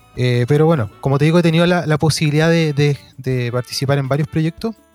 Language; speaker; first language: Spanish; native; Spanish